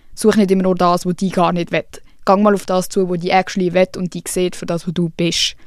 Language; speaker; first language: German; early bilingual, other home language; Swiss German